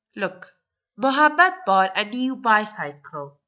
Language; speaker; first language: English; non-native, fluent; Persian